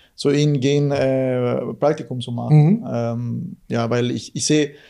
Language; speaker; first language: German; non-native, fluent; Guarani